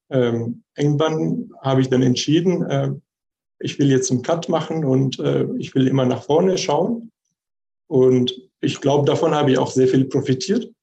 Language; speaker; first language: German; non-native, fluent; Arabic